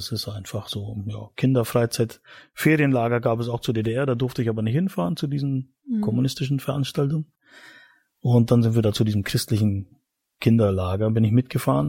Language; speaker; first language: German; native; German